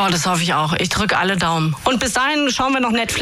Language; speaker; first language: German; native; German